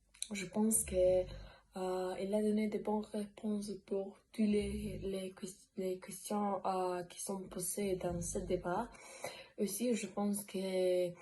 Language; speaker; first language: French; non-native, learner; Spanish